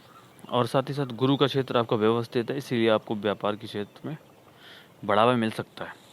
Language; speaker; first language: Hindi; native; Hindi